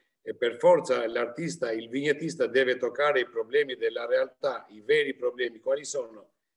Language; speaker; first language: Italian; non-native, fluent; Albanian